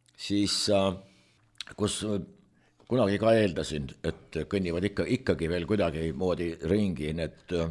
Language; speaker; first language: Estonian; native; Estonian